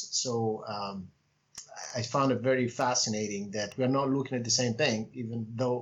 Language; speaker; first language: English; non-native, fluent; Italian